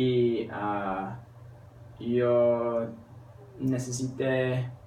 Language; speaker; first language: Spanish; non-native, learner; English